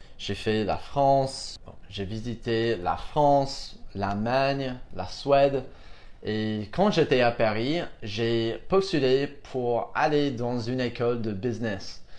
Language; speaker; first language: French; non-native, fluent; English